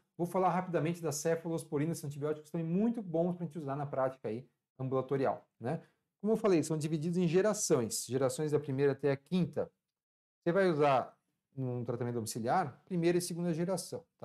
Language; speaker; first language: Portuguese; native; Portuguese